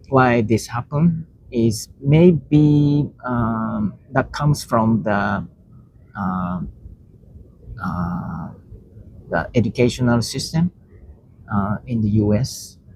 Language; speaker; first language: English; non-native, learner; Japanese